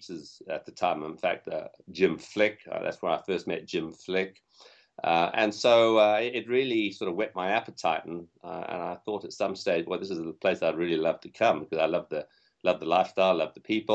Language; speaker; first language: English; native; English